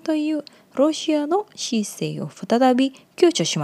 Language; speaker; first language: Japanese; non-native, fluent; Indonesian